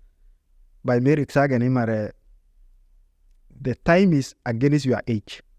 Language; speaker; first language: German; non-native, learner; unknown